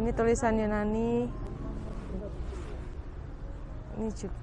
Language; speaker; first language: Indonesian; native; Indonesian